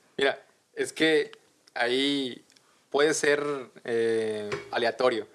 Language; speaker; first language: Spanish; native; Spanish